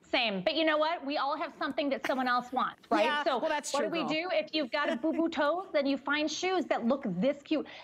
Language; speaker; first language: English; native; English